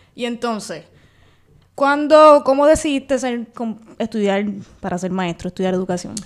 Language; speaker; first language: Spanish; native; Spanish